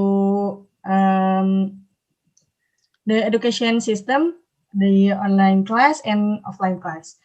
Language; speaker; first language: English; non-native, learner; Indonesian